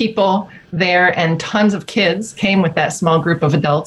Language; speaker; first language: English; native; English